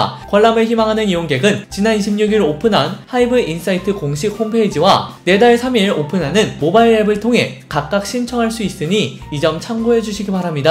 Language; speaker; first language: Korean; native; Korean